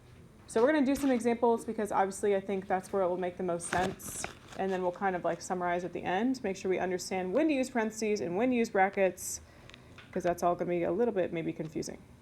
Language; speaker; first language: English; native; English